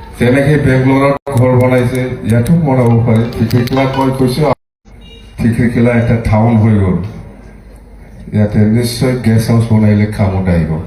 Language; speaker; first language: Assamese; non-native, local second language; Bodo